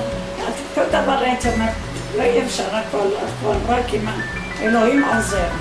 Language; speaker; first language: Hebrew; early bilingual, other home language; Spanish